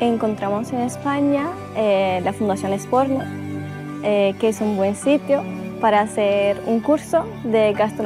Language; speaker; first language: Spanish; non-native, learner; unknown